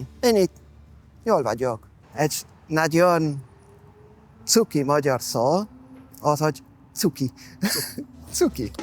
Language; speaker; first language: Hungarian; non-native, fluent; Spanish